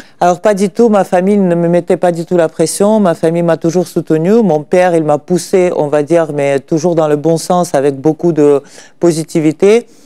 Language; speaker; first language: French; non-native, fluent; Russian